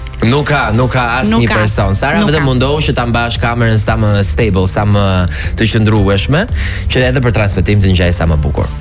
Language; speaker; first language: Albanian; native; Albanian